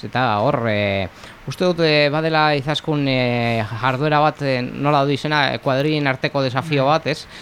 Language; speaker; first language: Basque; non-native, local second language; Spanish